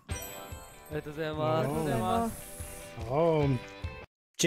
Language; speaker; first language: Japanese; non-native, learner; Korean